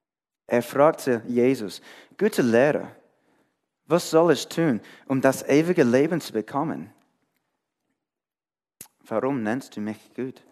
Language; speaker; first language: German; non-native, fluent; English